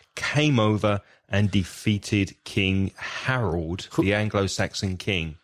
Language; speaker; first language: English; native; English